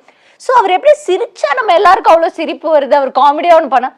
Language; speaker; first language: Tamil; native; Tamil